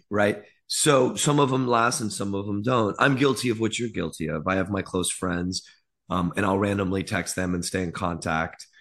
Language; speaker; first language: English; early bilingual, other home language; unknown